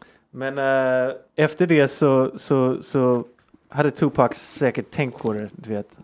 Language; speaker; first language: Swedish; early bilingual, heritage; Swedish